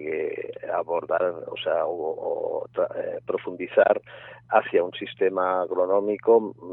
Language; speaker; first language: Spanish; native; Spanish